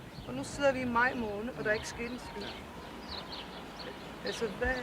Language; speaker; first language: Danish; native; Danish